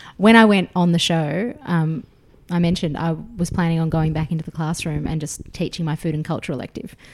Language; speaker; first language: English; early bilingual, other home language; Russian